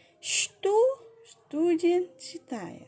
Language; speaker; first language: Russian; non-native, fluent; Indonesian